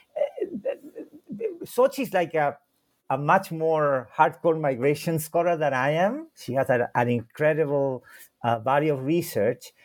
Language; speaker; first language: English; non-native, fluent; Spanish